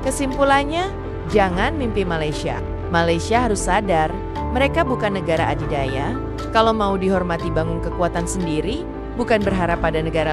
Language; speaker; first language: Indonesian; native; Indonesian